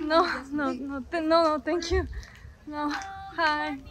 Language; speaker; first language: English; non-native, fluent; Bulgarian